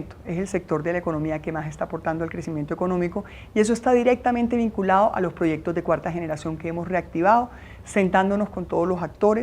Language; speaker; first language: Spanish; native; Spanish